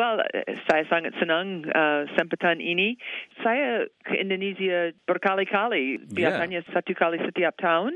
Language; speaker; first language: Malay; non-native, fluent; English